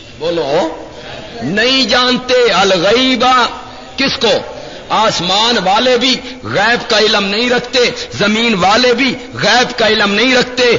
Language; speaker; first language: Urdu; non-native, local second language; Punjabi